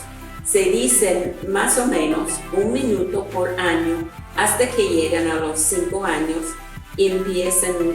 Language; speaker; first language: Spanish; non-native, fluent; English